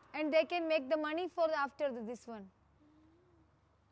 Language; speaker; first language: English; non-native, learner; Malayalam